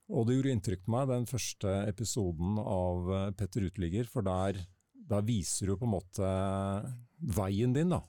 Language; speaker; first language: Norwegian; native; Norwegian